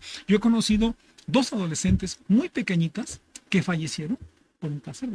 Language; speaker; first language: Spanish; native; Spanish